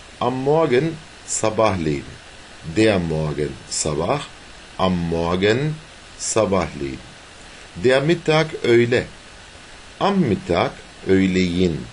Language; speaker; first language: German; non-native, fluent; Turkish